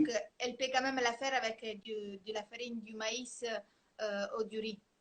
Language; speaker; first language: French; non-native, fluent; Italian